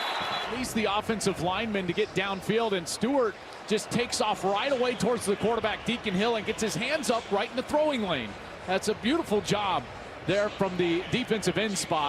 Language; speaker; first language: English; native; English